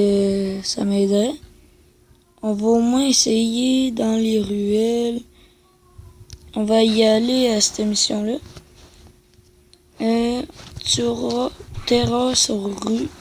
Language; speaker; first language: French; native; French